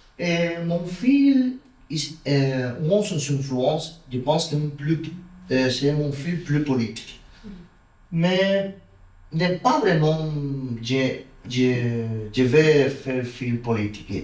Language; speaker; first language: French; non-native, learner; Spanish